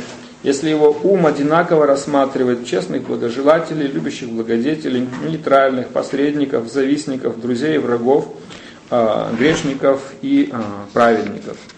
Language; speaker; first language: Russian; native; Russian